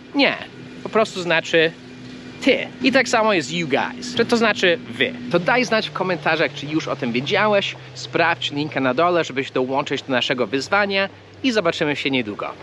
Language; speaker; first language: Polish; non-native, fluent; English